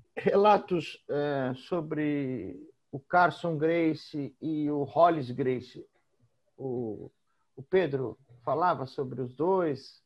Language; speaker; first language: Portuguese; native; Portuguese